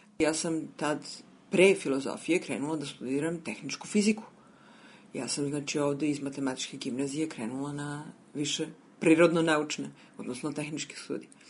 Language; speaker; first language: Serbian; native; Serbian